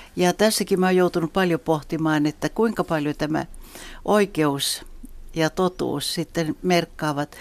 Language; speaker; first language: Finnish; non-native, local second language; Swedish